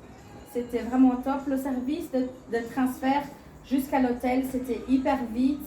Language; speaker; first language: French; non-native, fluent; Portuguese